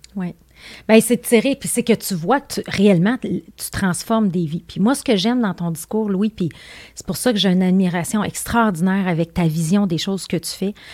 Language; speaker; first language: French; native; French